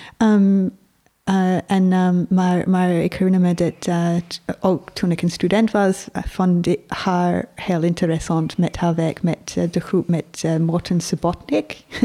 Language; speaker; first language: Dutch; non-native, fluent; English